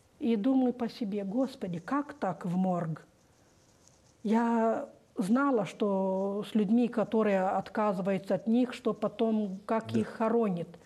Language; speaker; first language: Russian; non-native, local second language; Romanian